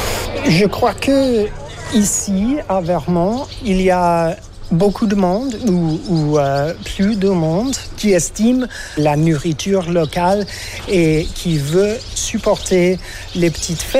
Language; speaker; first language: French; non-native, fluent; English